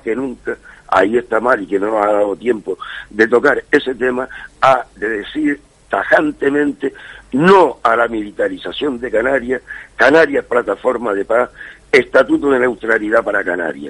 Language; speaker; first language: Spanish; native; Spanish